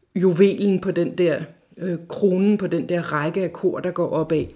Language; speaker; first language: Danish; native; Danish